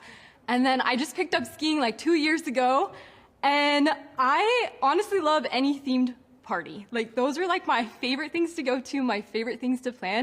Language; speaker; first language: English; native; English